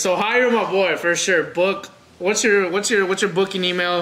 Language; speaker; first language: English; early bilingual, other home language; Spanish